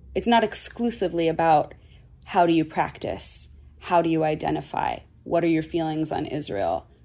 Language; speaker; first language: English; native; English